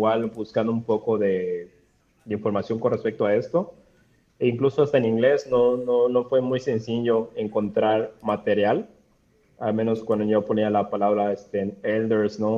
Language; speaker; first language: Spanish; native; Spanish